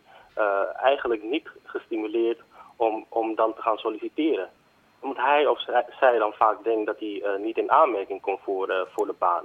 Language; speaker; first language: Dutch; native; Dutch